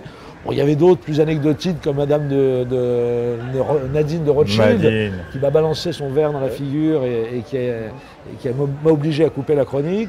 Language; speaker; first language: French; native; French